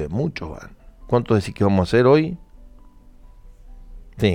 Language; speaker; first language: Spanish; native; Spanish